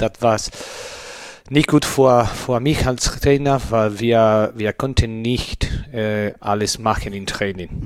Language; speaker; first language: German; non-native, learner; Spanish